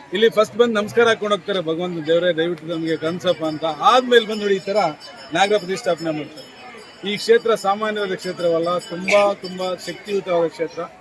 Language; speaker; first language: Kannada; native; Kannada